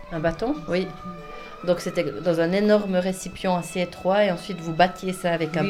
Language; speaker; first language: French; native; French